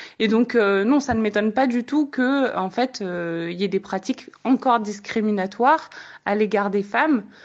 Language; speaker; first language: French; native; French